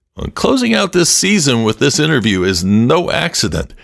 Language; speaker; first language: English; native; English